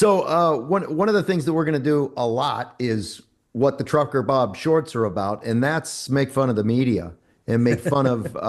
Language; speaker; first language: English; native; English